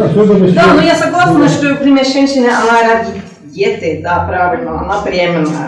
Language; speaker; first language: Russian; non-native, learner; Norwegian